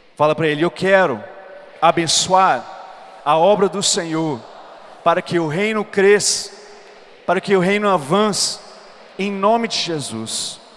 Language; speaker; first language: Portuguese; non-native, fluent; English